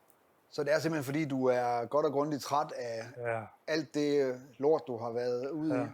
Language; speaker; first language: Danish; native; Danish